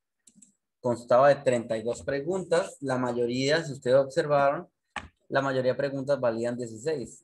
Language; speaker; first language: Spanish; native; Spanish